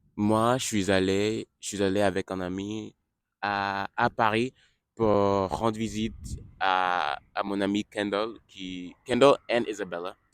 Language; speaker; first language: French; non-native, learner; English